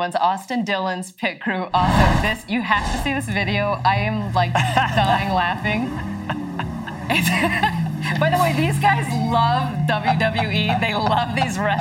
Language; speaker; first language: English; native; English